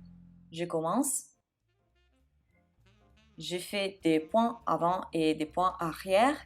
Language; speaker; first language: French; non-native, fluent; Italian